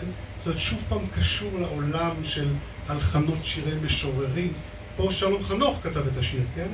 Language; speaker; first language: Hebrew; native; Hebrew